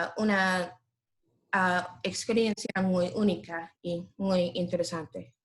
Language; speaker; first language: Spanish; non-native, learner; English